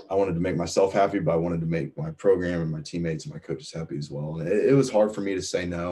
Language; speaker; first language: English; native; English